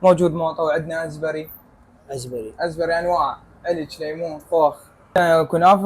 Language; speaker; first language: Arabic; native; Arabic